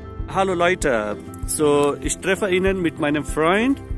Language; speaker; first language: German; non-native, learner; Marathi